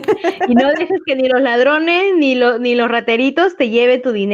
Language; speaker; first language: Spanish; native; Spanish